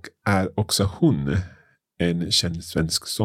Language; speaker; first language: Swedish; non-native, learner; English